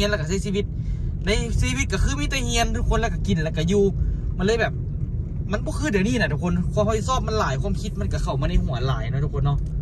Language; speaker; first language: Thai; non-native, local second language; Northeastern Thai